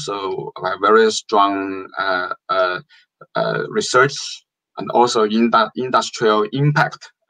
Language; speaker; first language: English; non-native, fluent; Chinese